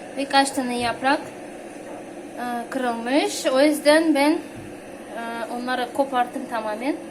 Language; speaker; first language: Turkish; non-native, fluent; Russian